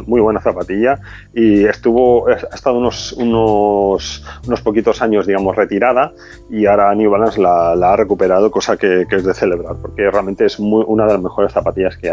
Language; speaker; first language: Spanish; native; Spanish